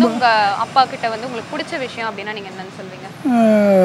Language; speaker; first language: Tamil; native; Tamil